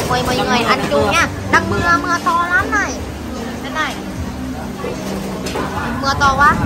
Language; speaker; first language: Vietnamese; non-native, learner; Thai